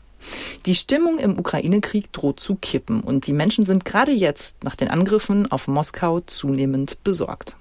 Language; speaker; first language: German; native; German